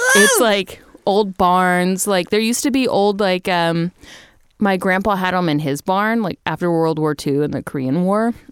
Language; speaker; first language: English; native; English